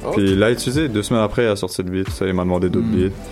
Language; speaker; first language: French; non-native, local second language; Arabic